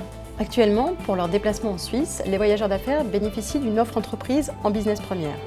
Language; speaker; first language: French; native; French